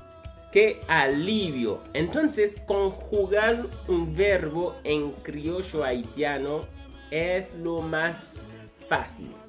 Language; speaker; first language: Spanish; non-native, fluent; Haitian Creole